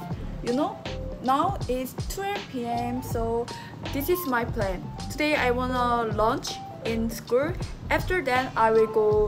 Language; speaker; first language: English; non-native, learner; Korean